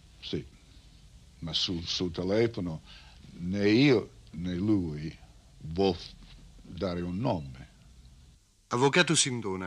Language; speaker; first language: Italian; non-native, learner; English